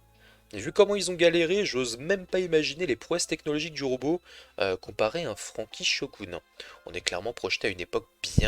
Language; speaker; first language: French; native; French